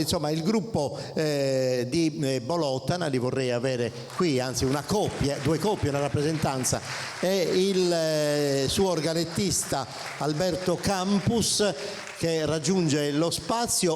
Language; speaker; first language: Italian; native; Italian